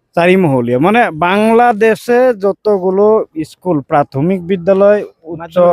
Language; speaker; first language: Bangla; non-native, local second language; Assamese